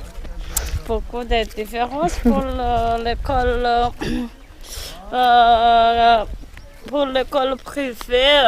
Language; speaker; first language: French; non-native, local second language; Malagasy